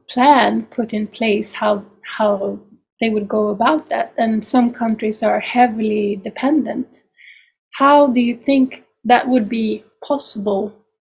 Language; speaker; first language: English; non-native, fluent; Swedish